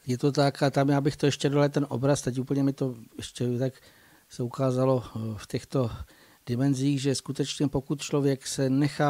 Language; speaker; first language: Czech; native; Czech